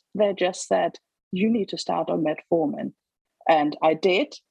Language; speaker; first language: English; non-native, fluent; German